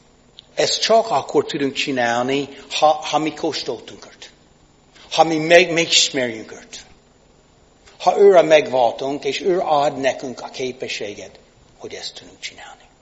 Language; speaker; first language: Hungarian; non-native, fluent; English